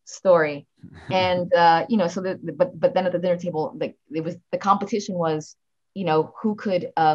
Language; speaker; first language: English; native; English